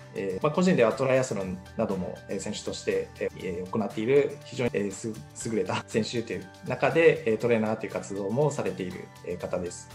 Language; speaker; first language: Japanese; native; Japanese